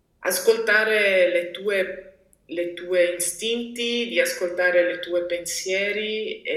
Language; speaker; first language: Italian; non-native, local second language; German